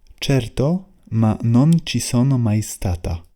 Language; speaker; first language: Italian; non-native, learner; Polish